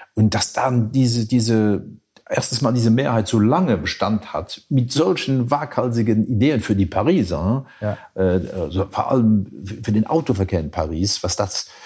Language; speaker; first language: German; non-native, local second language; Luxembourgish